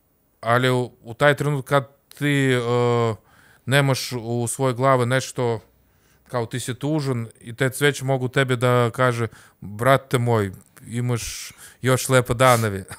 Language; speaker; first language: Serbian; non-native, learner; Russian